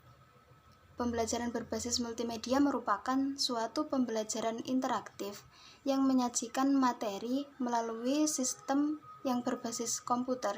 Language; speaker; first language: Indonesian; native; Indonesian